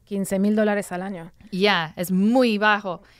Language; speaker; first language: Spanish; non-native, learner; English